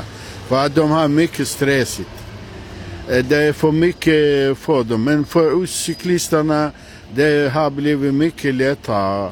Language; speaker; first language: Swedish; non-native, fluent; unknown